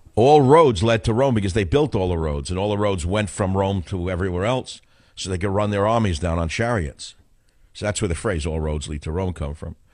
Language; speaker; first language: English; native; English